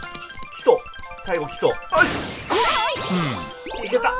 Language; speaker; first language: Japanese; native; Japanese